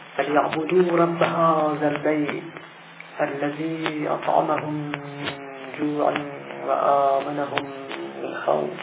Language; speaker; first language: Central Kurdish; non-native, local second language; Gurani